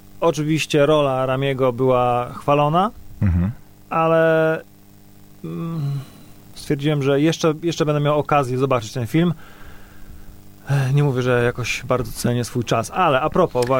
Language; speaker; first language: Polish; native; Polish